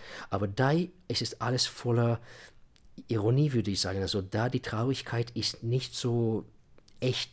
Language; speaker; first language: German; non-native, fluent; Russian